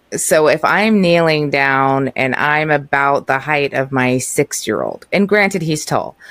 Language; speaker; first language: English; early bilingual, other home language; Norwegian